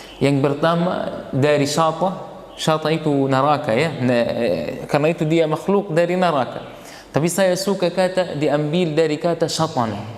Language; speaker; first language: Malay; non-native, fluent; Arabic